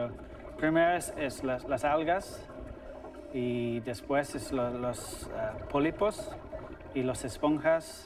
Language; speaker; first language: Spanish; non-native, learner; English